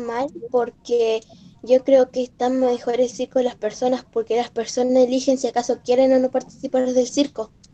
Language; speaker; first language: Spanish; native; Spanish